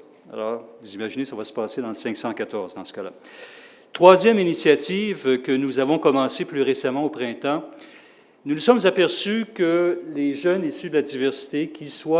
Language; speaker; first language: French; native; French